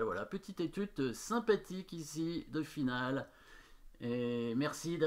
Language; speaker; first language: French; native; French